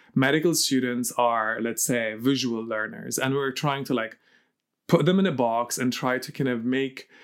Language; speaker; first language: English; early bilingual, heritage; Arabic